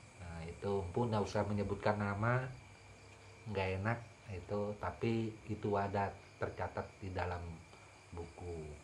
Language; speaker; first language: Indonesian; non-native, local second language; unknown